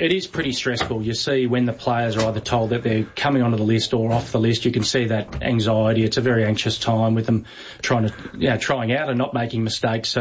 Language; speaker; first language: English; native; English